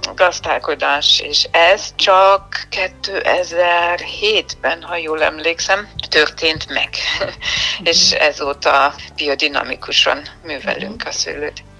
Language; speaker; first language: Hungarian; non-native, fluent; German